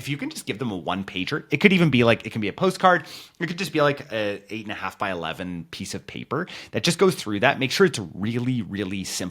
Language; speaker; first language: English; native; English